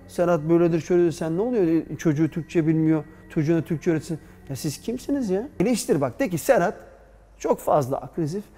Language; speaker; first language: Turkish; early bilingual, heritage; Turkish